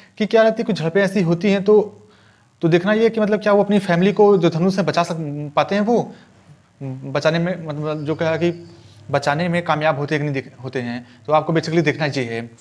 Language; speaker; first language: Hindi; native; Hindi